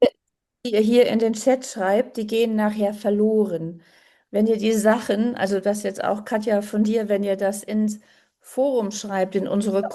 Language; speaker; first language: German; native; German